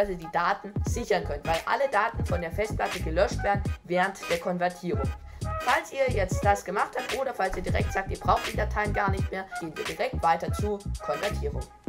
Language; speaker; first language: German; native; German